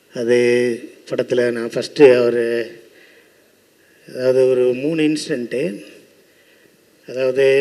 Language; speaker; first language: Tamil; native; Tamil